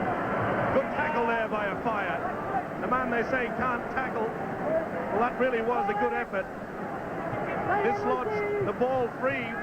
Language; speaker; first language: English; native; English